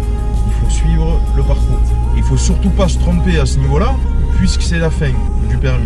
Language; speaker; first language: French; native; French